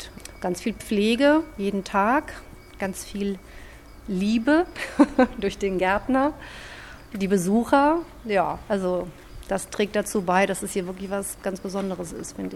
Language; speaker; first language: German; native; German